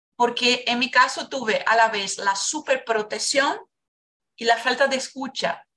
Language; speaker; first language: Spanish; non-native, fluent; Portuguese